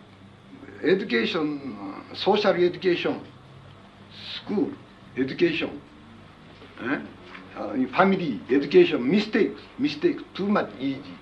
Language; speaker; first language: English; non-native, learner; Japanese